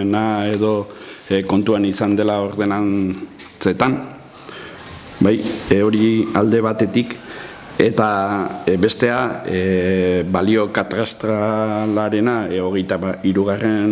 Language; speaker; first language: Basque; native; Basque